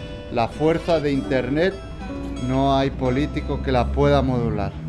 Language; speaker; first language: Spanish; native; Spanish